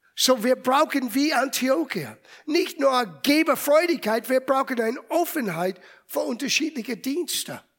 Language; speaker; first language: German; non-native, fluent; English